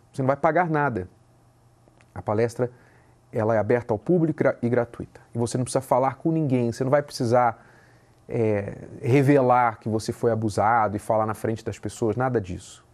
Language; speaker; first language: Portuguese; native; Portuguese